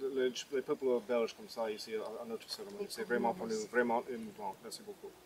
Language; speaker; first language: French; non-native, learner; English